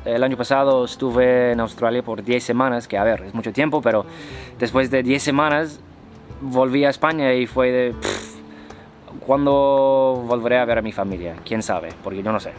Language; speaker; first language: Spanish; non-native, fluent; English